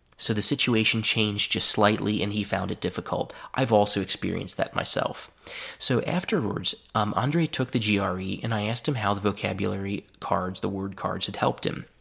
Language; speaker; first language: English; native; English